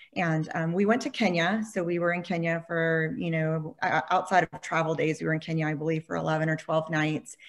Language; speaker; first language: English; native; English